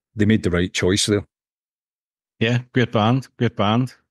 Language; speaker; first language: English; native; English